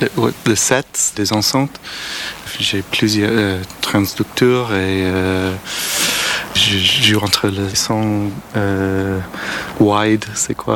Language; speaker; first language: French; non-native, learner; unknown